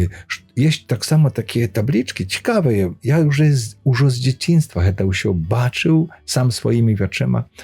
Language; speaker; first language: Polish; non-native, learner; Belarusian